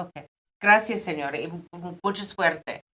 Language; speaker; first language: Spanish; non-native, fluent; English